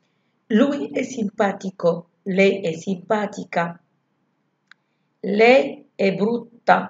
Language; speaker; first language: Italian; non-native, learner; Arabic